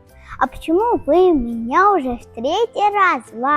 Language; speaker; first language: Russian; non-native, local second language; Tajik